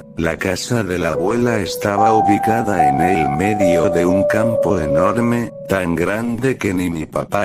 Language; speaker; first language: Spanish; native; Spanish